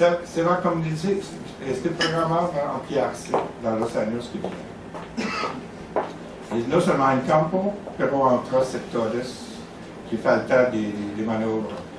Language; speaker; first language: Spanish; non-native, learner; French